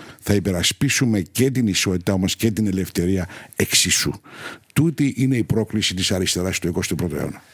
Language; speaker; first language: Greek; non-native, local second language; Turkish